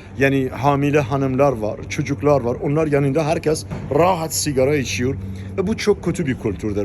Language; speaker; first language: Turkish; non-native, fluent; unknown